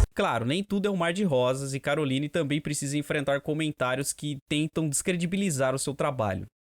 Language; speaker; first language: Portuguese; native; Portuguese